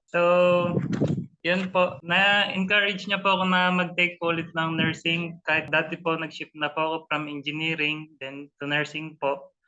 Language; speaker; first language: Filipino; native; Filipino